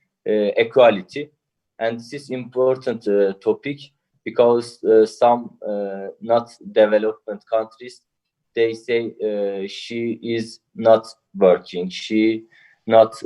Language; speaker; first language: English; non-native, learner; Turkish